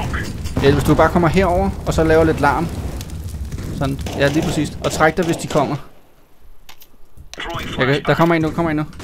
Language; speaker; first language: Danish; native; Danish